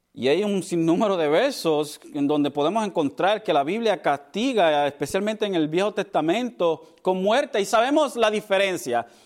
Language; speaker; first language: Spanish; early bilingual, heritage; Spanish